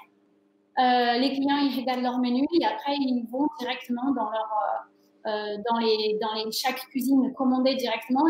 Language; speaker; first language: French; non-native, fluent; Portuguese